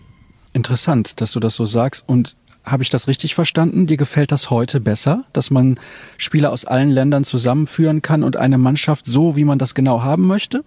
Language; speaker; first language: German; native; German